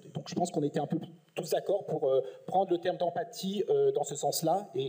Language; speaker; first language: French; native; French